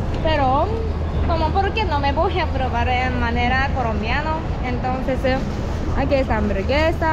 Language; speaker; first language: Spanish; non-native, learner; Japanese